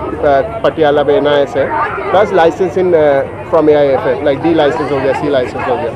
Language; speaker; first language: Hindi; non-native, local second language; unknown